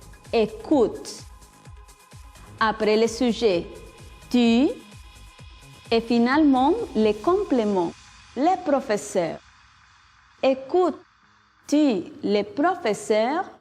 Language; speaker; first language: French; non-native, fluent; Spanish